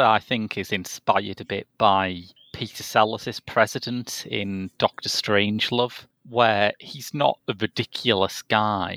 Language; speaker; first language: English; native; English